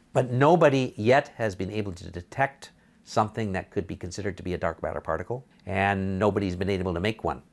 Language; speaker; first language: English; native; English